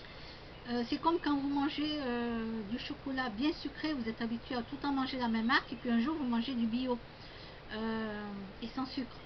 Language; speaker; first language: French; native; French